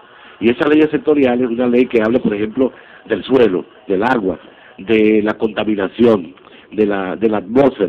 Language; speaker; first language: Spanish; native; Spanish